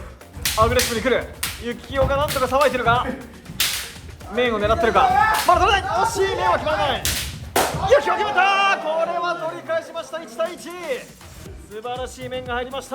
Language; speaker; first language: Japanese; native; Japanese